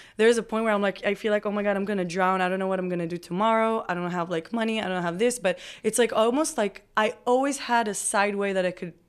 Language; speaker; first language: English; non-native, fluent; Hebrew